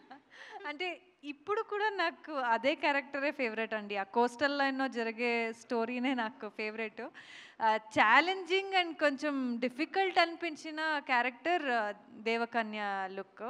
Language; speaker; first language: Telugu; non-native, local second language; Kannada